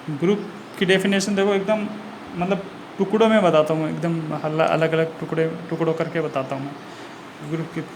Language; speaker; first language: Hindi; native; Hindi